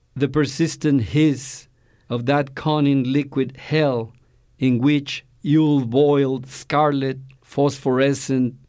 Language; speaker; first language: English; non-native, fluent; Spanish